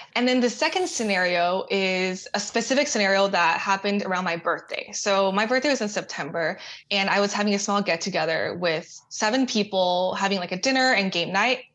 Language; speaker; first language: English; native; English